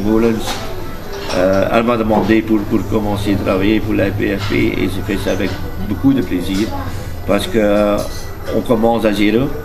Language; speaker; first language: French; non-native, learner; Dutch